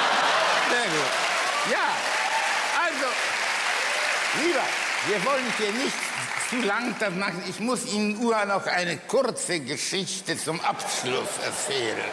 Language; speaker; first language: German; early bilingual, other home language; Polish